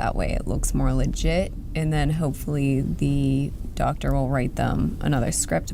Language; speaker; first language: English; native; English